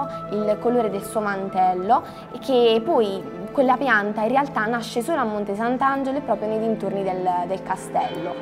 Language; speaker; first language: Italian; native; Italian